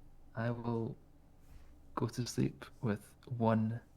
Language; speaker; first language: English; native; English